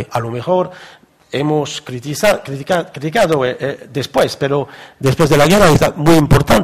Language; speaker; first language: Spanish; non-native, fluent; French